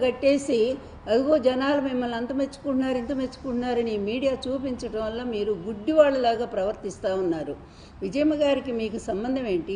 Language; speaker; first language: Telugu; native; Telugu